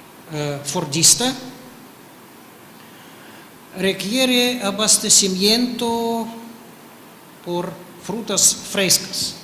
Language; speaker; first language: Spanish; non-native, fluent; Russian